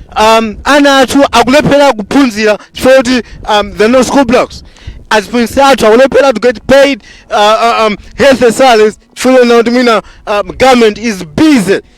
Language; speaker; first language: Nyanja; non-native, local second language; Tumbuka